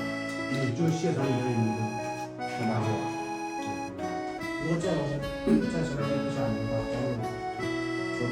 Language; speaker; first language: Chinese; native; Chinese